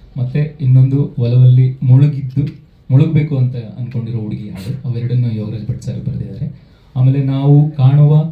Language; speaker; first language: Kannada; native; Kannada